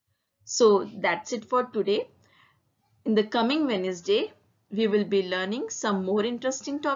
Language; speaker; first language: English; non-native, fluent; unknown